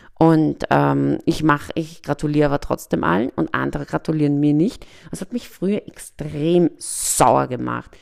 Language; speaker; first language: German; early bilingual, other home language; Persian